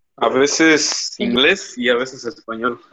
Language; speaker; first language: Spanish; early bilingual, other home language; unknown